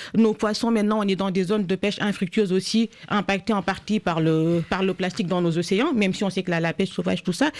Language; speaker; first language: French; non-native, local second language; Wolof